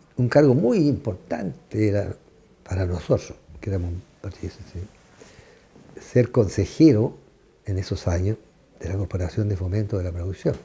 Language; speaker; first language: Spanish; native; Spanish